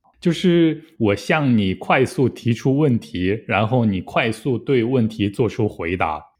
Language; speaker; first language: Chinese; native; Chinese